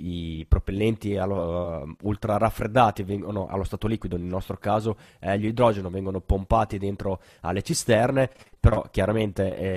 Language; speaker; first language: Italian; native; Italian